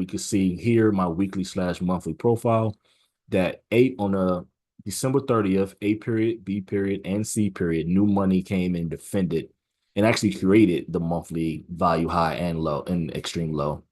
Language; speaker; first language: English; native; English